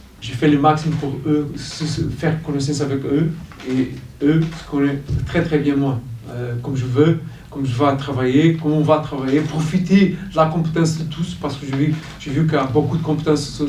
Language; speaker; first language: French; non-native, fluent; Portuguese